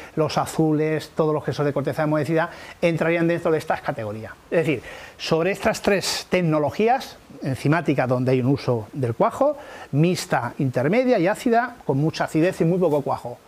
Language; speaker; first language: Spanish; native; Spanish